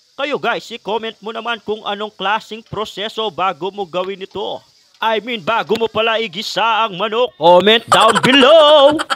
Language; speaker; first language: Filipino; non-native, local second language; Pampanga